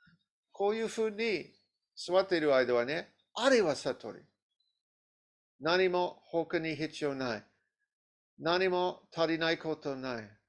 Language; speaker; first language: Japanese; non-native, learner; English